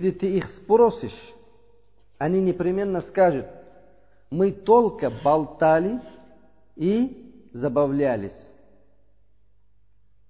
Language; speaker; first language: Russian; non-native, learner; Uzbek